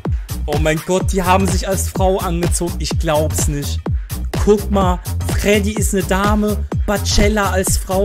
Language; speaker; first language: German; native; German